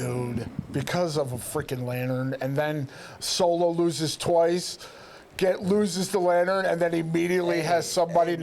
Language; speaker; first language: English; native; English